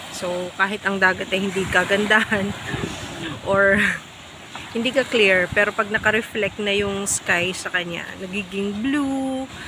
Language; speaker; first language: Filipino; non-native, local second language; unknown